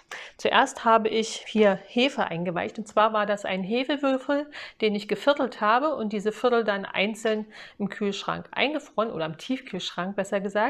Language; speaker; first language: German; native; German